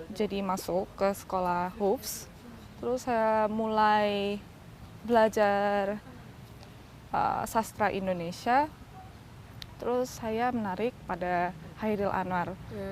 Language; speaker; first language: Indonesian; non-native, learner; Korean